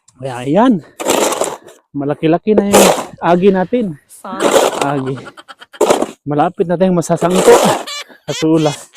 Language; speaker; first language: Filipino; non-native, local second language; Cebuano